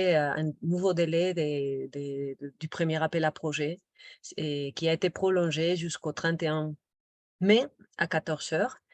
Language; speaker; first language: French; non-native, local second language; Spanish